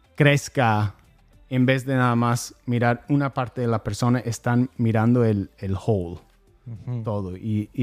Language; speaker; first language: Spanish; non-native, fluent; English